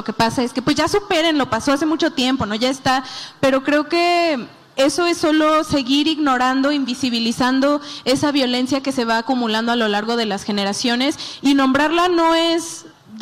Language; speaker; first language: Spanish; native; Spanish